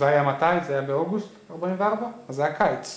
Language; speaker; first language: Hebrew; native; Hebrew